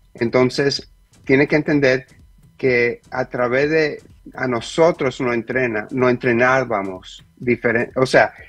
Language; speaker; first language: Spanish; early bilingual, heritage; Spanish